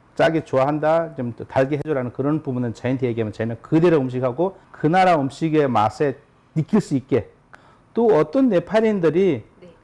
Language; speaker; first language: Korean; non-native, fluent; Nepali